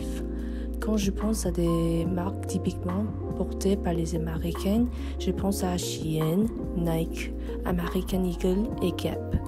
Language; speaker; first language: French; non-native, fluent; English